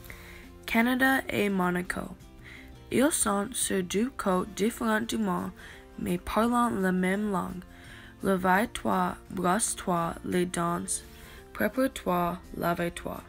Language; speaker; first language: French; non-native, learner; English